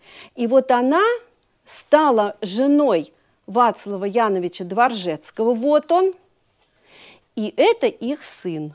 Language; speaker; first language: Russian; native; Russian